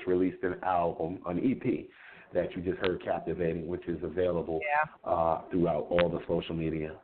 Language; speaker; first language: English; native; English